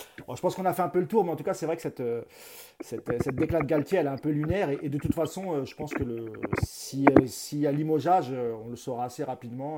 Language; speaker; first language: French; native; French